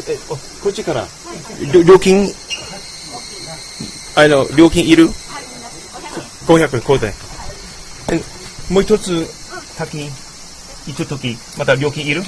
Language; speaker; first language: Japanese; non-native, learner; English